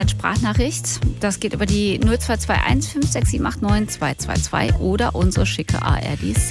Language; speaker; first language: German; native; German